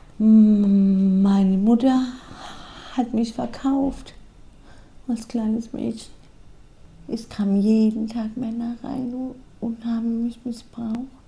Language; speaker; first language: German; early bilingual, other home language; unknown